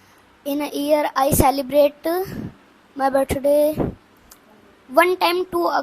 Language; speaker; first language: English; non-native, learner; Hindi